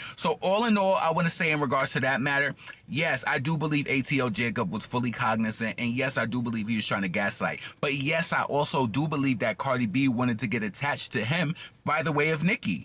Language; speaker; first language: English; native; English